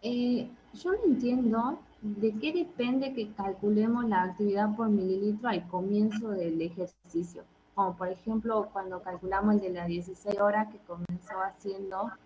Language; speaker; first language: Spanish; native; Spanish